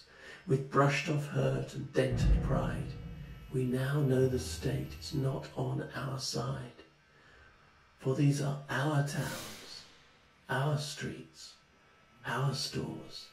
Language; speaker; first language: English; native; English